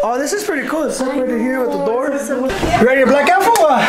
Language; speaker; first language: English; early bilingual, other home language; Spanish